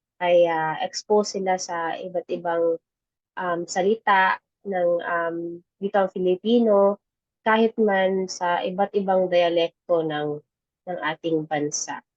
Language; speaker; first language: Filipino; non-native, local second language; Cebuano